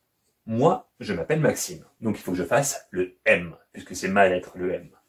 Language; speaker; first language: French; native; French